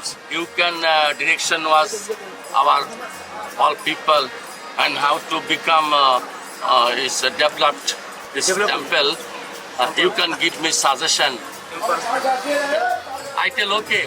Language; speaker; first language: English; non-native, learner; Bangla